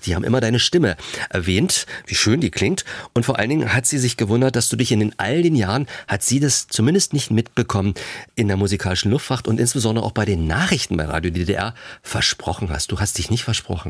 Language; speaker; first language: German; native; German